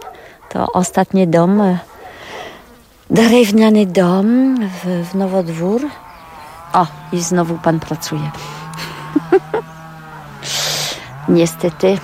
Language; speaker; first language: Polish; non-native, learner; French